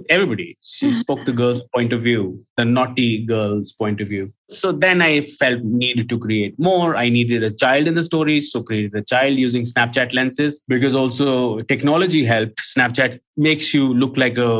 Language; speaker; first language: English; non-native, local second language; Hindi